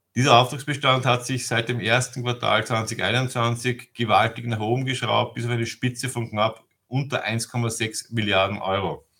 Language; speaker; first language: German; native; German